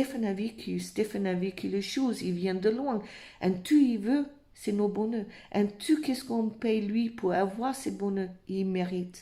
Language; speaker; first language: French; non-native, fluent; English